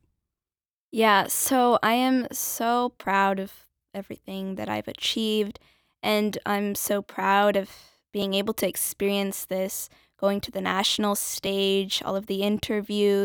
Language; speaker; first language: English; early bilingual, other home language; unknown